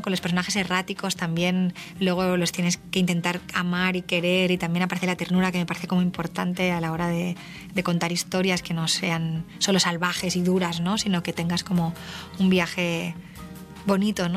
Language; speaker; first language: Spanish; native; Spanish